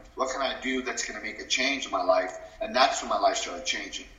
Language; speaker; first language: English; early bilingual, other home language; Spanish